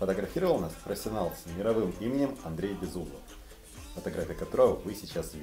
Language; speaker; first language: Russian; native; Russian